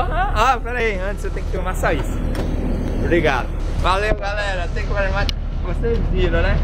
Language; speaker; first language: Portuguese; native; Portuguese